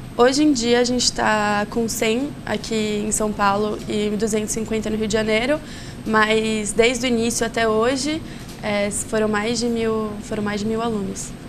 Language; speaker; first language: Portuguese; native; Portuguese